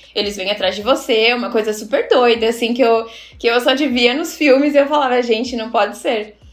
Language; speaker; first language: Portuguese; native; Portuguese